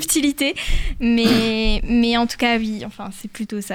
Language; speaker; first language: French; native; French